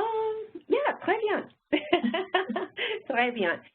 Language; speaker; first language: French; non-native, learner; English